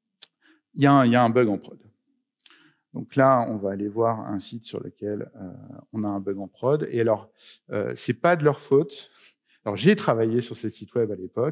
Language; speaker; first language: French; native; French